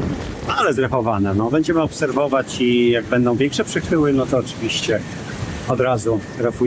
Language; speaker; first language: Polish; native; Polish